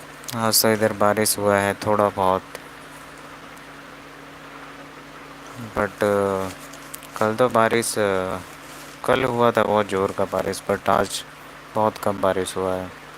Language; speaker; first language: Hindi; non-native, local second language; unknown